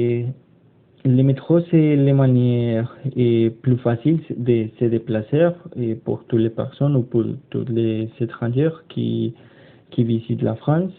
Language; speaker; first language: French; non-native, learner; Spanish